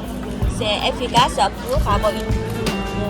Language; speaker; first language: French; non-native, fluent; Vietnamese